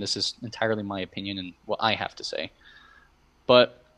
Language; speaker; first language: English; native; English